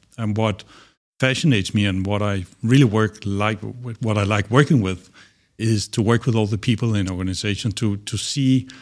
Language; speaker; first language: English; non-native, fluent; Danish